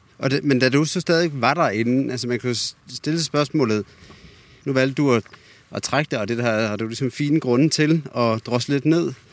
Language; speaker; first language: Danish; native; Danish